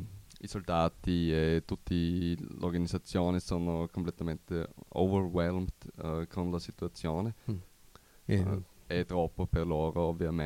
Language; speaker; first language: Italian; non-native, learner; German